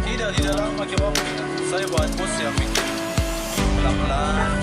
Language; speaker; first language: Indonesian; non-native, learner; Persian